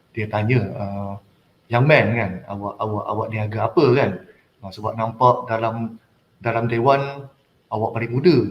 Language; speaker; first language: Malay; non-native, local second language; Chinese